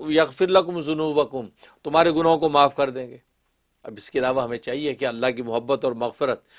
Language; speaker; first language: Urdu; non-native, local second language; Kashmiri